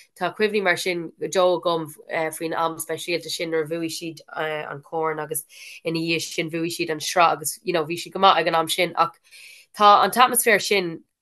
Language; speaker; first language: Irish; non-native, local second language; English